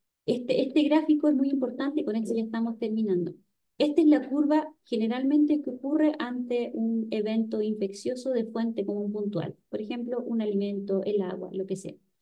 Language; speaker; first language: Spanish; native; Spanish